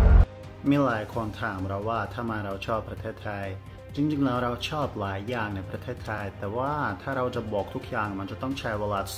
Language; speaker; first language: Thai; non-native, fluent; Russian